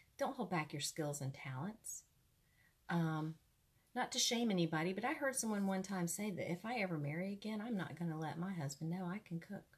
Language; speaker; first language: English; native; English